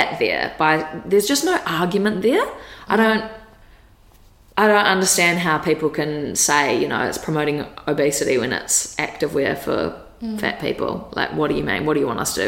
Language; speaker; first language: English; native; English